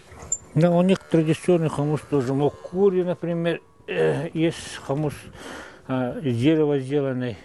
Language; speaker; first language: Russian; non-native, local second language; Yakut